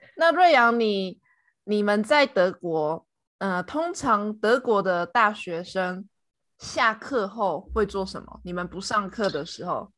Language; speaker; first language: Chinese; native; Chinese